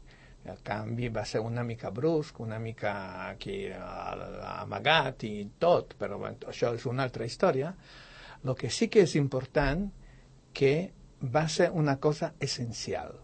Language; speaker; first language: Catalan; non-native, fluent; Polish